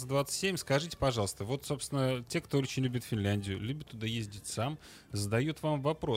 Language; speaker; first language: Russian; native; Russian